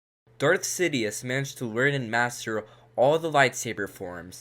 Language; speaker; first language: English; native; English